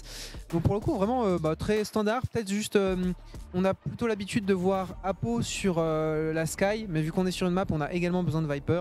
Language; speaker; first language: French; native; French